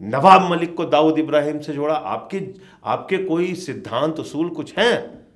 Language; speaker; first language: Hindi; native; Hindi